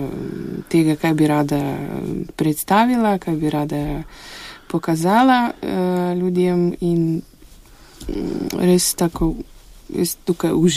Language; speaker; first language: Slovenian; non-native, fluent; Russian